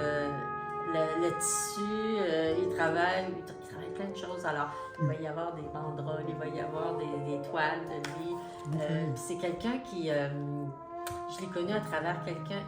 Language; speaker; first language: French; native; French